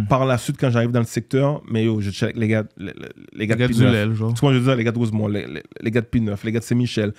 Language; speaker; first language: French; native; French